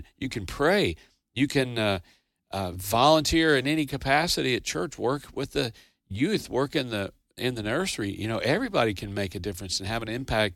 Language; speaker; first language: English; native; English